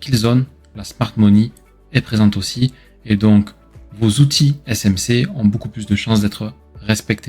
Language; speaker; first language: French; native; French